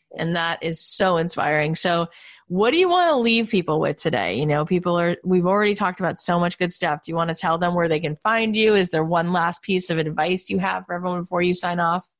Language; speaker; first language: English; native; English